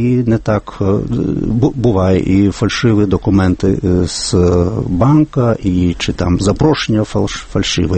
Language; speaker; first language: Ukrainian; non-native, fluent; Lithuanian